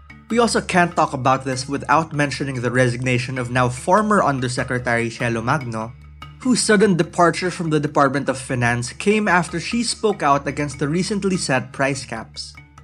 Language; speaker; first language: English; non-native, local second language; Filipino